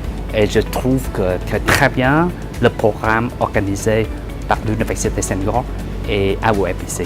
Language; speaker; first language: French; non-native, learner; Vietnamese